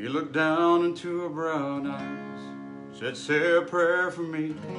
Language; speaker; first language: English; early bilingual, other home language; Spanish